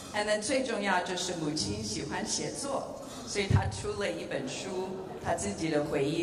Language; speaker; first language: Chinese; early bilingual, heritage; English